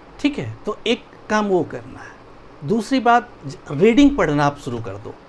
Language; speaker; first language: Hindi; native; Hindi